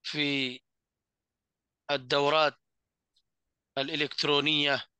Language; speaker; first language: Arabic; non-native, fluent; Bangla